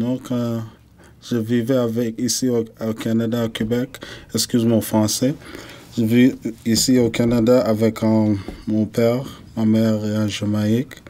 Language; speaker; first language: French; non-native, fluent; English